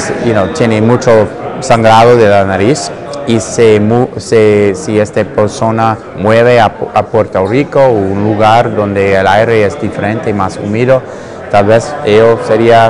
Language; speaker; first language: Spanish; non-native, learner; English